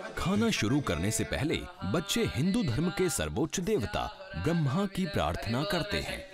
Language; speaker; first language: Hindi; native; Hindi